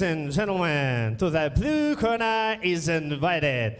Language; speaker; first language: English; non-native, learner; Russian